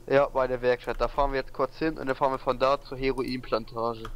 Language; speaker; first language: German; native; German